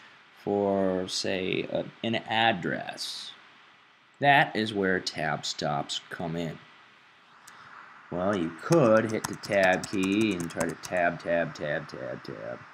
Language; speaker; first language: English; native; English